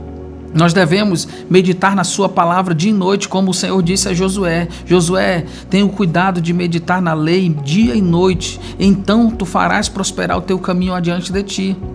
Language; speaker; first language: Portuguese; native; Portuguese